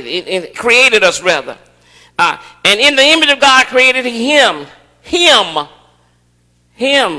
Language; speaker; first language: English; native; English